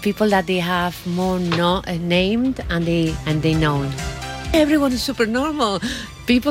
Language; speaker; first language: English; non-native, learner; Spanish